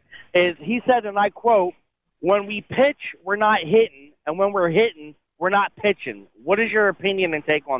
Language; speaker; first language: English; native; English